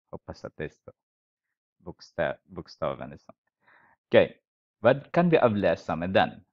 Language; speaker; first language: Swedish; non-native, fluent; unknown